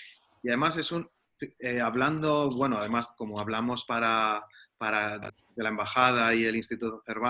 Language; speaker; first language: Spanish; native; Spanish